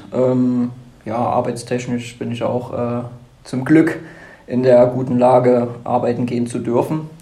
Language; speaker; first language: German; native; German